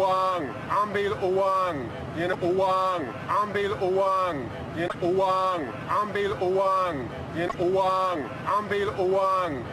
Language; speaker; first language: Indonesian; non-native, learner; English